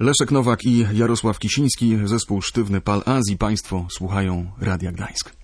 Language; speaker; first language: Polish; native; Polish